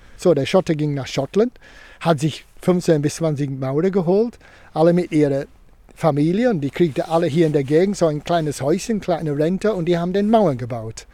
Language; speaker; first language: German; non-native, fluent; English